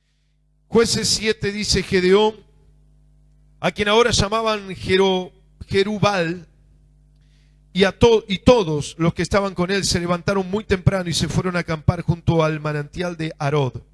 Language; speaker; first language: Spanish; native; Spanish